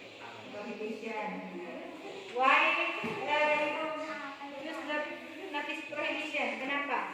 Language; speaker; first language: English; non-native, learner; Indonesian